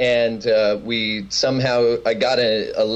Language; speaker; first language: English; native; English